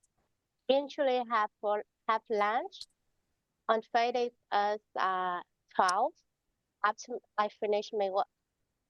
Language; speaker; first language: English; non-native, learner; Vietnamese